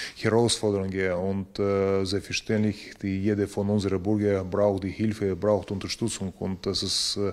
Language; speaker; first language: German; non-native, learner; Ukrainian